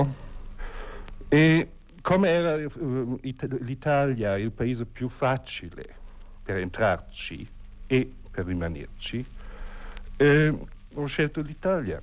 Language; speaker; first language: Italian; non-native, fluent; German